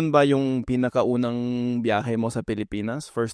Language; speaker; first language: Filipino; non-native, fluent; English